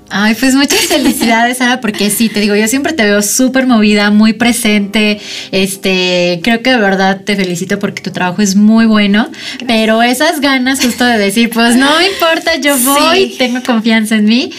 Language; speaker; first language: Spanish; native; Spanish